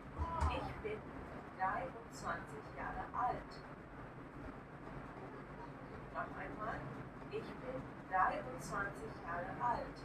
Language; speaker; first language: German; non-native, fluent; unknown